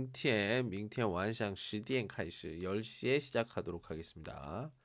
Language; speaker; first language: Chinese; non-native, learner; Korean